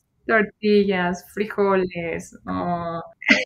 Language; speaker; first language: French; non-native, fluent; Spanish